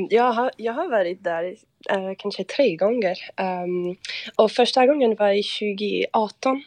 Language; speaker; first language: Swedish; non-native, fluent; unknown